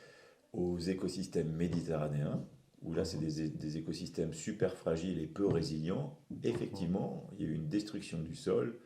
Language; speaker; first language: French; native; French